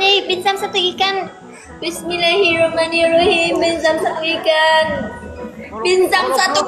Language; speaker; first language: Indonesian; non-native, learner; Vietnamese